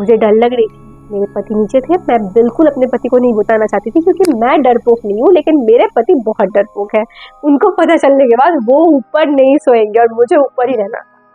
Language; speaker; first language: Hindi; non-native, local second language; Bangla